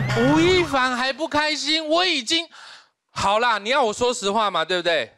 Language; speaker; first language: Chinese; native; Chinese